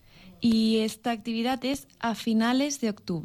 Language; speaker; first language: Spanish; non-native, learner; Chinese